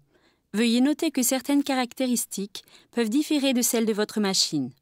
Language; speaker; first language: French; native; French